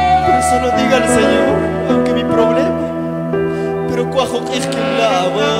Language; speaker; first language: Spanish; non-native, local second language; Kʼicheʼ